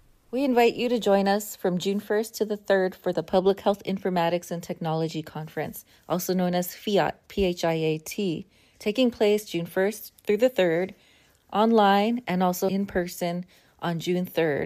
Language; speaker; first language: English; native; English